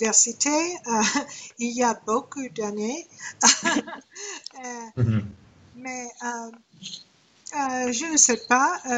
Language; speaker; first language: French; non-native, learner; English